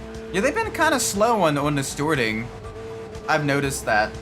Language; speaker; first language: English; native; English